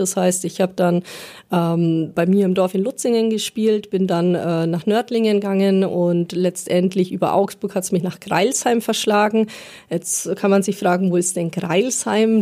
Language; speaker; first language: German; native; German